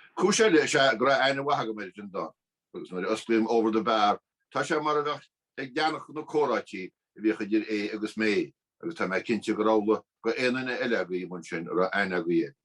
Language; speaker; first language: Irish; native; Irish